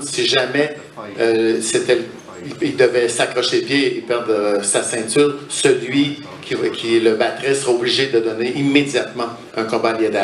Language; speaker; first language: French; native; French